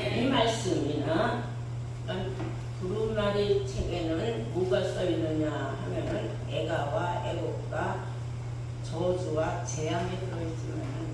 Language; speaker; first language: Korean; native; Korean